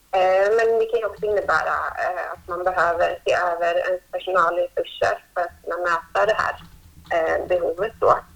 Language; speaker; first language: Swedish; native; Swedish